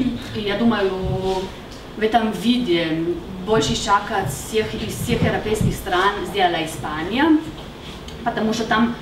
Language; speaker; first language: Russian; non-native, fluent; Slovenian